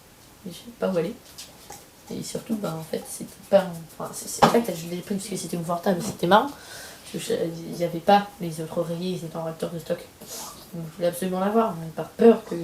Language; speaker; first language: French; native; French